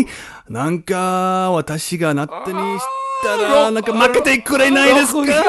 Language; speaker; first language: Japanese; non-native, learner; English